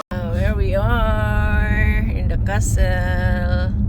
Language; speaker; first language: English; non-native, local second language; Filipino